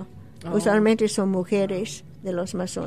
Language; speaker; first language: Spanish; non-native, fluent; English